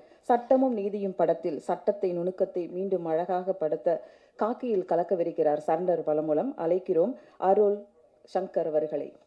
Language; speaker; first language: Tamil; native; Tamil